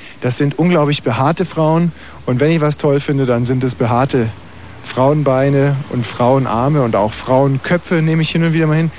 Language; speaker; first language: German; native; German